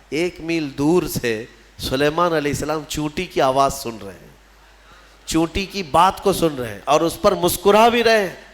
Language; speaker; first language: Urdu; native; Urdu